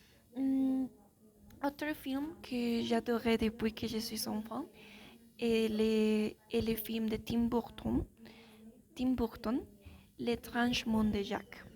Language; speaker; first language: French; non-native, learner; Spanish